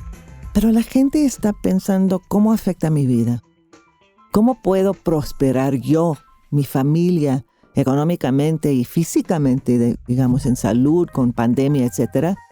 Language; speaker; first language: Spanish; non-native, fluent; English